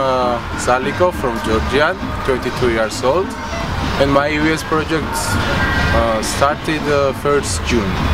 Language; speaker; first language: English; non-native, learner; Georgian